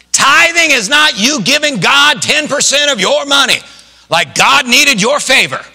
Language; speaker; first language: English; native; English